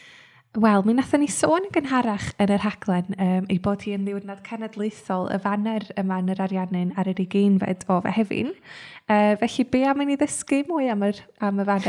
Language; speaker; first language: Welsh; native; Welsh